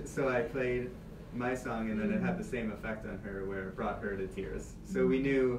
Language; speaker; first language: English; native; English